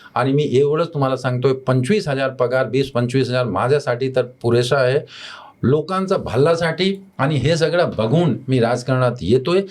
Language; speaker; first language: Marathi; non-native, fluent; Hindi